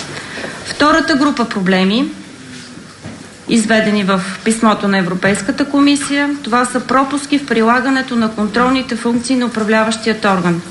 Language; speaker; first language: Bulgarian; native; Bulgarian